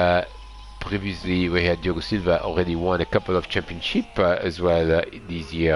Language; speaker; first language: English; non-native, fluent; Portuguese